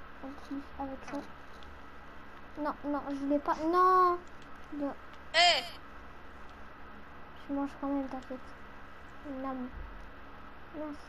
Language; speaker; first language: French; native; French